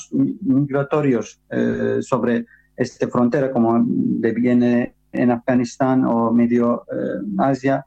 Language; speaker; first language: Spanish; non-native, fluent; Turkish